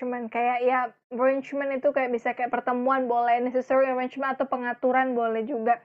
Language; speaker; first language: Indonesian; native; Indonesian